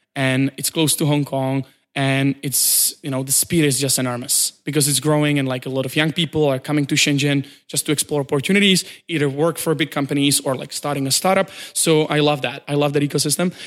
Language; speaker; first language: English; non-native, fluent; Czech